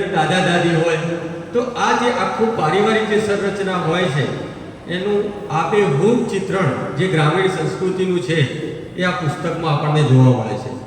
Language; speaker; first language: Gujarati; native; Gujarati